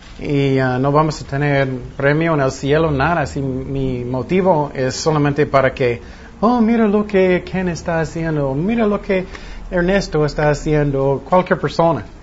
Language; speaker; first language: Spanish; non-native, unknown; English